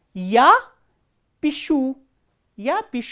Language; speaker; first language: Russian; non-native, fluent; Hindi